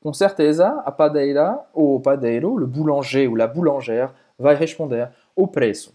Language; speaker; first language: Portuguese; non-native, fluent; French